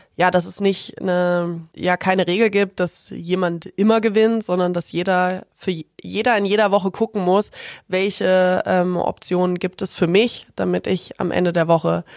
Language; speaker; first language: German; native; German